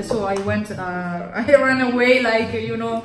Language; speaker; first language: English; non-native, fluent; Italian